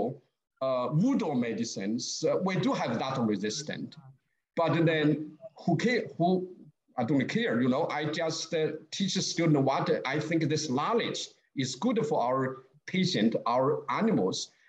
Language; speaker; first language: English; non-native, learner; Chinese